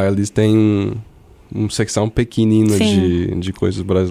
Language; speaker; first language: Portuguese; non-native, fluent; English